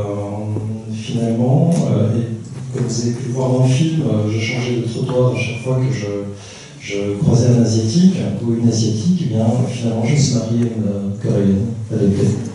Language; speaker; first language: French; early bilingual, other home language; Korean